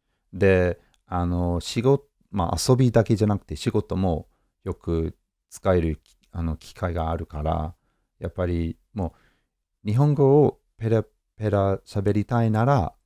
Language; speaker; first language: Japanese; non-native, fluent; English